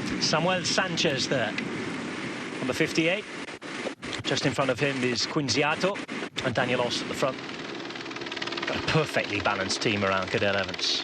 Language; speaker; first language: English; native; English